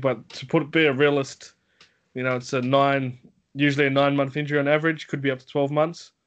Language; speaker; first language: English; native; English